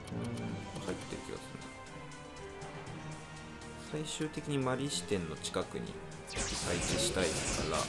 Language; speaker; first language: Japanese; native; Japanese